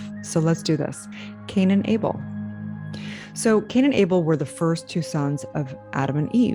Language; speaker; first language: English; native; English